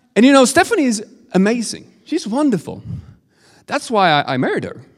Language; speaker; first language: English; non-native, fluent; Swedish